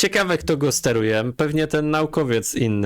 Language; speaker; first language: Polish; native; Polish